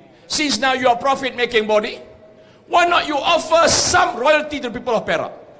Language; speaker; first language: English; non-native, local second language; Malay